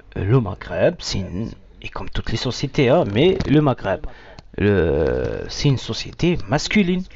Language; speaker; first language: French; non-native, local second language; Arabic